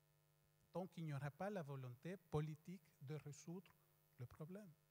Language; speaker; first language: French; non-native, fluent; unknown